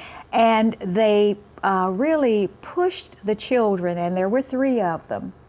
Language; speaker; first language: English; native; English